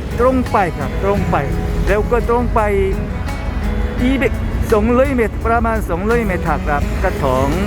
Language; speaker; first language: Thai; non-native, learner; Korean